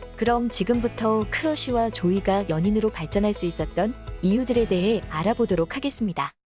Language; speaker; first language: Korean; native; Korean